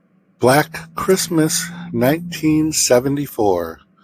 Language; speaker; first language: English; native; English